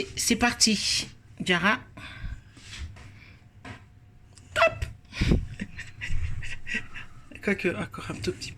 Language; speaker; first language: French; native; French